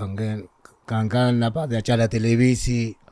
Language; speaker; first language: Indonesian; non-native, learner; Spanish